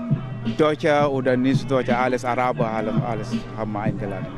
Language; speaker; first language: German; non-native, learner; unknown